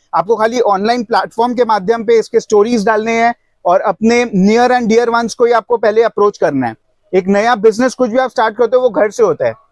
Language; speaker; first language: Hindi; non-native, local second language; Bangla